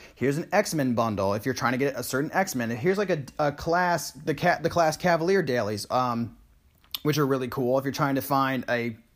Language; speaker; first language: English; native; English